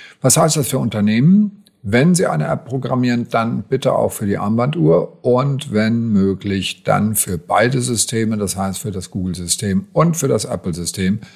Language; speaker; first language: German; native; German